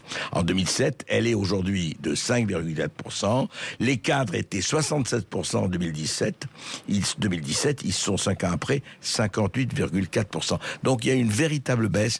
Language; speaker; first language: French; native; French